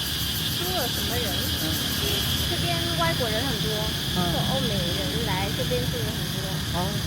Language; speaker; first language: Chinese; non-native, fluent; Vietnamese